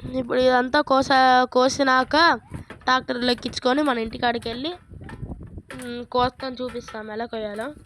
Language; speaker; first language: Telugu; native; Telugu